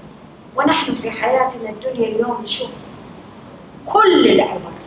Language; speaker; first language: Arabic; native; Arabic